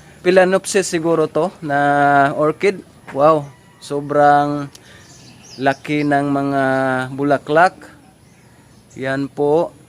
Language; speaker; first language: Filipino; non-native, local second language; Cebuano